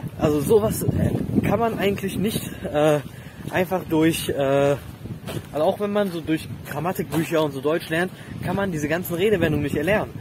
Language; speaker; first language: German; native; German